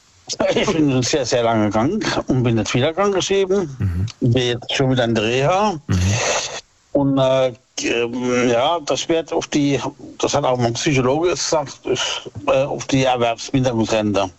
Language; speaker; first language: German; native; German